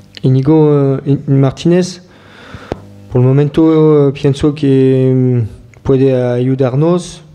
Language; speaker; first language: Spanish; non-native, fluent; French